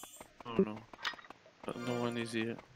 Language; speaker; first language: English; non-native, learner; Turkish